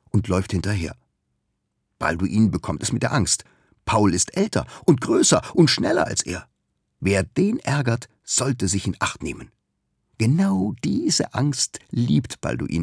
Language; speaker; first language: German; native; German